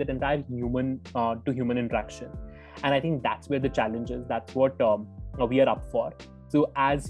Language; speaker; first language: English; non-native, local second language; Hindi